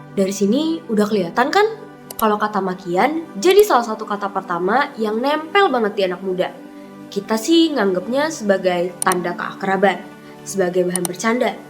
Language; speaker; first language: Indonesian; native; Indonesian